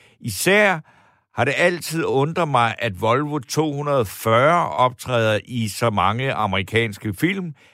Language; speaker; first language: Danish; native; Danish